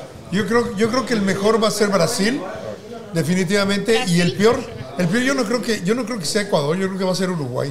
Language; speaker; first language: Spanish; native; Spanish